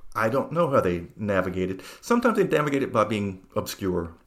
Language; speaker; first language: English; native; English